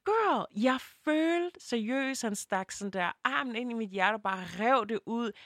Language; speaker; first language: Danish; early bilingual, other home language; French